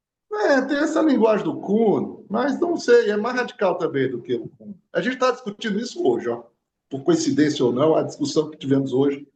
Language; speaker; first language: Portuguese; native; Portuguese